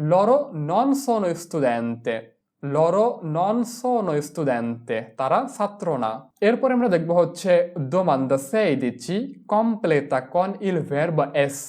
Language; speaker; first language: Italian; non-native, fluent; Bangla